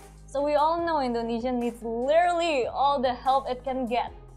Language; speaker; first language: English; early bilingual, other home language; Indonesian